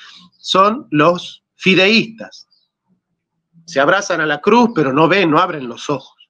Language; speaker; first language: Spanish; native; Spanish